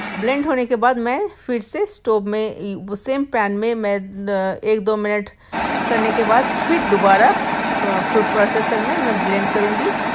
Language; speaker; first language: Hindi; non-native, local second language; Bangla